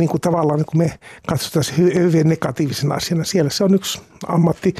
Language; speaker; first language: Finnish; native; Finnish